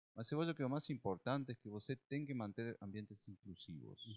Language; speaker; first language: Portuguese; non-native, learner; Spanish